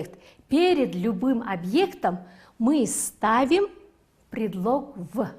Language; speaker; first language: Russian; non-native, fluent; Mongolian